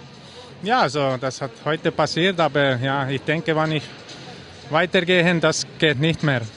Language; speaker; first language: German; non-native, learner; Finnish